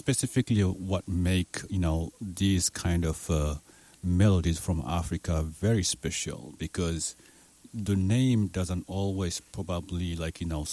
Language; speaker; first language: English; non-native, fluent; Fula